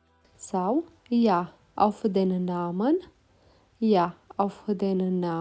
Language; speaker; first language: German; non-native, fluent; Romanian